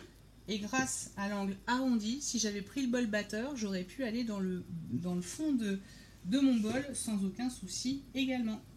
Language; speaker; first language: French; native; French